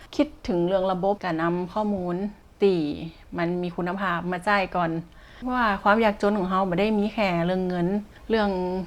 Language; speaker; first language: Thai; native; Thai